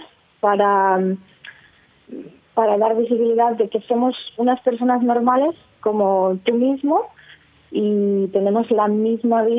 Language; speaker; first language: Spanish; non-native, fluent; Russian